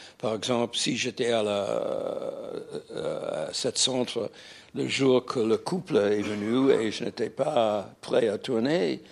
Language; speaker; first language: French; non-native, fluent; English